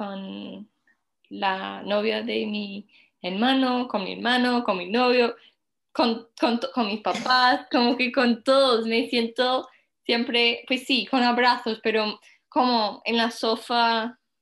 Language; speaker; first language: Spanish; early bilingual, heritage; Spanish